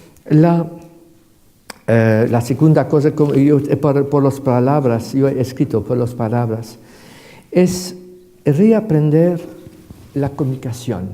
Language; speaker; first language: Spanish; non-native, fluent; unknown